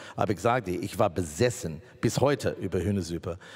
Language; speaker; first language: German; non-native, fluent; English